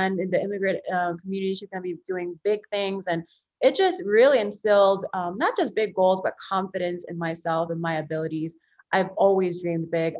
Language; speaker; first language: English; early bilingual, other home language; Korean